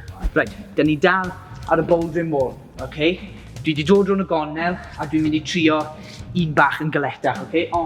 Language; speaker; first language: Welsh; non-native, local second language; English